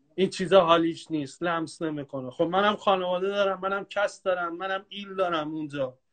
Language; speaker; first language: Persian; non-native, local second language; Kurdish